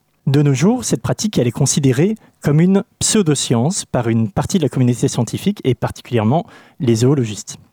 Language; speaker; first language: French; native; French